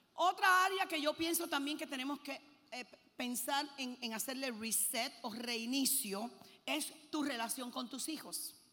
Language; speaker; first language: Spanish; native; Spanish